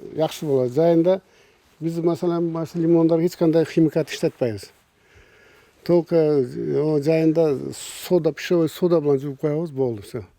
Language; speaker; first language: Kyrgyz; non-native, local second language; Uzbek